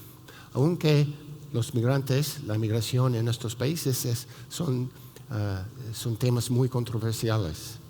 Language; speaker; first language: Spanish; non-native, fluent; English